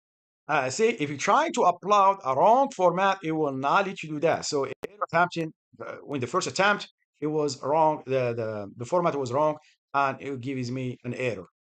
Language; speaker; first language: English; non-native, fluent; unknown